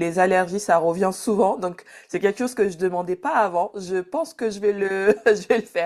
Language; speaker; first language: French; native; French